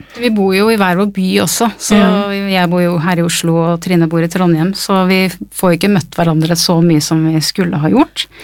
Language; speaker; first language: Norwegian; early bilingual, other home language; English